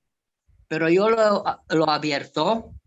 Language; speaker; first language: Spanish; non-native, fluent; Romanian